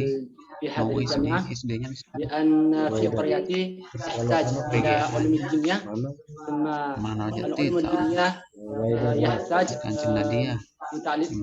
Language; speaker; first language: Arabic; non-native, learner; Indonesian